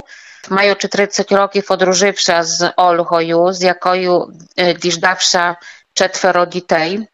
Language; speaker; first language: Ukrainian; early bilingual, heritage; Ukrainian